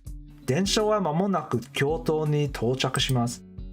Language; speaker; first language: Japanese; non-native, learner; English